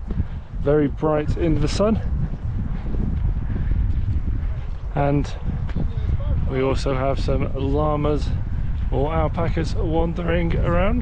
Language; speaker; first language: English; native; English